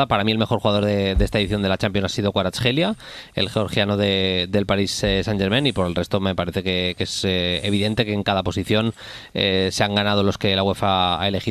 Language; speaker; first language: Spanish; native; Spanish